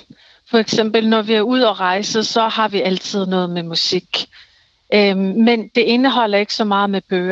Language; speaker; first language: Danish; non-native, local second language; Kalaallisut